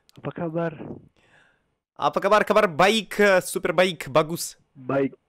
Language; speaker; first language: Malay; non-native, learner; Russian